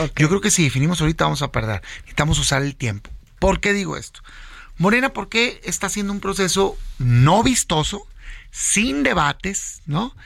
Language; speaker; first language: Spanish; native; Spanish